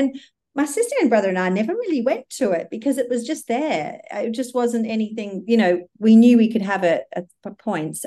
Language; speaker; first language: English; native; English